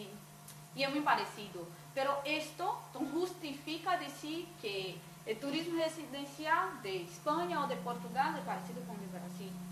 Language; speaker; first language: Spanish; non-native, fluent; Portuguese